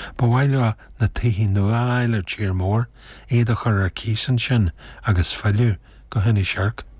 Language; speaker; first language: Irish; native; Irish